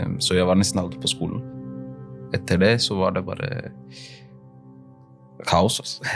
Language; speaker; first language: Norwegian; early bilingual, other home language; Somali